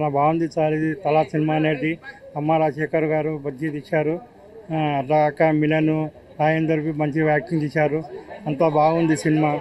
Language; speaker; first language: Telugu; native; Telugu